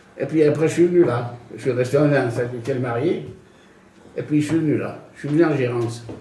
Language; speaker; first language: French; native; French